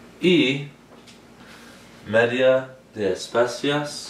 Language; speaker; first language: Spanish; non-native, learner; English